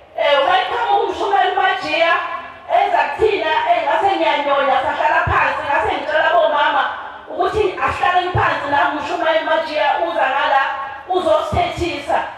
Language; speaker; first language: Zulu; native; Zulu